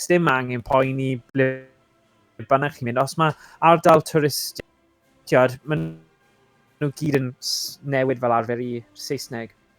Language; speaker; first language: Welsh; non-native, local second language; English